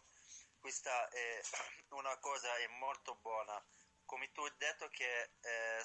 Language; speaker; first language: Italian; non-native, learner; Arabic